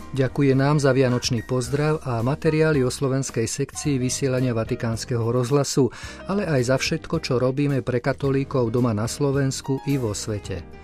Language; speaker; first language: Slovak; native; Slovak